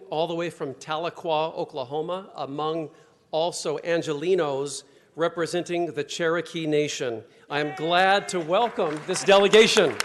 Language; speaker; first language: English; native; English